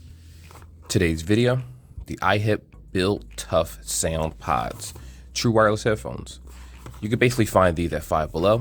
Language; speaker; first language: English; native; English